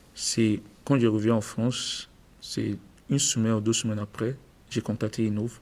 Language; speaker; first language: French; non-native, learner; English